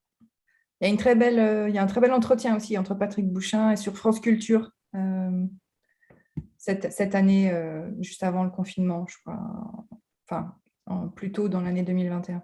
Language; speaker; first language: French; native; French